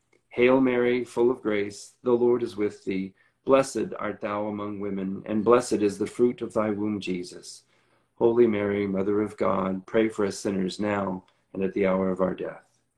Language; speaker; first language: English; native; English